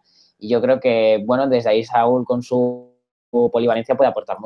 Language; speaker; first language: Spanish; native; Spanish